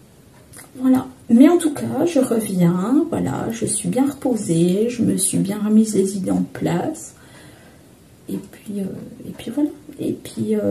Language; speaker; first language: French; native; French